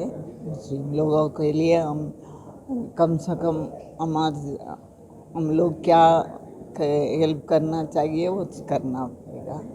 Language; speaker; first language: Hindi; non-native, local second language; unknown